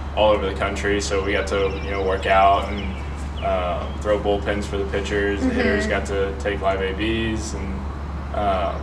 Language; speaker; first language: English; native; English